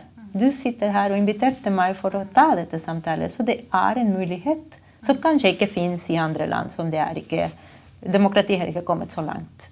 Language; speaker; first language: Norwegian; non-native, fluent; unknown